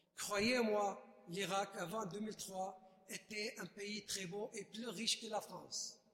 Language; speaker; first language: French; non-native, fluent; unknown